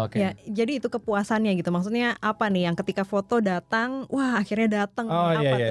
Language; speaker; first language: Indonesian; native; Indonesian